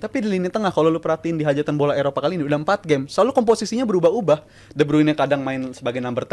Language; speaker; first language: Indonesian; native; Indonesian